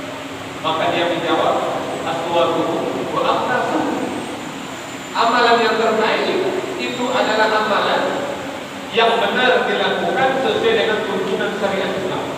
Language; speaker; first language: Indonesian; native; Indonesian